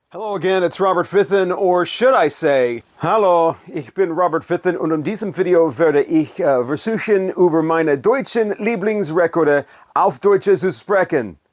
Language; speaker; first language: German; non-native, learner; English